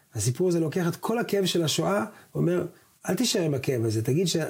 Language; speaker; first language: Hebrew; native; Hebrew